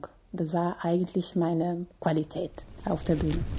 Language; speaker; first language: German; non-native, fluent; Portuguese